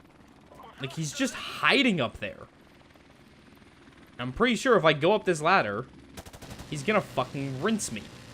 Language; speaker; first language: English; native; English